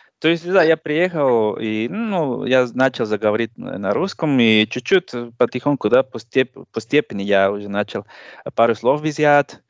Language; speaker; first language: Russian; non-native, learner; Spanish